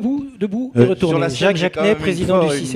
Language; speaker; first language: French; native; French